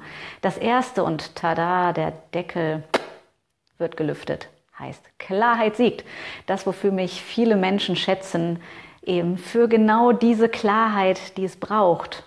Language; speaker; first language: German; native; German